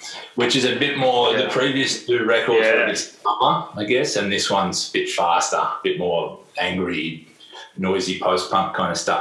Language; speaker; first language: English; native; English